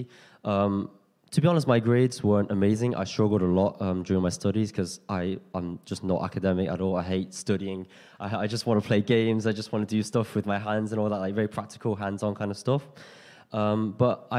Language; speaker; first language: English; native; English